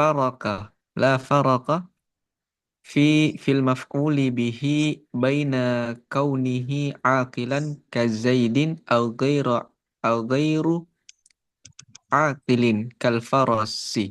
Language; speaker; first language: Arabic; non-native, fluent; Indonesian